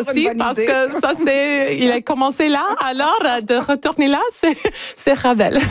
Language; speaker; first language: French; early bilingual, heritage; English